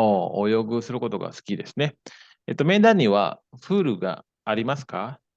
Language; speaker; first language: Japanese; non-native, fluent; Indonesian